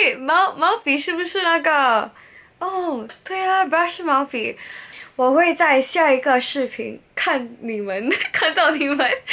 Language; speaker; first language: Chinese; non-native, local second language; English